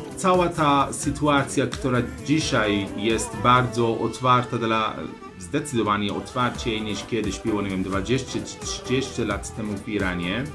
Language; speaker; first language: Polish; non-native, learner; Persian